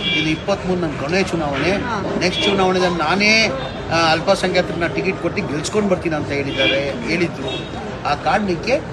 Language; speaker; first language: Kannada; non-native, local second language; Urdu